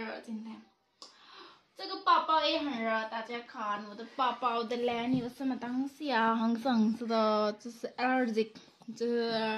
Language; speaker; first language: Chinese; non-native, learner; Nepali